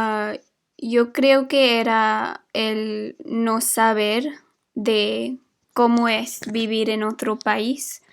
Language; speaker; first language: Spanish; non-native, fluent; English